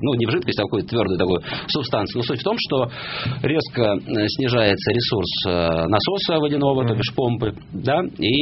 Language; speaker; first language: Russian; native; Russian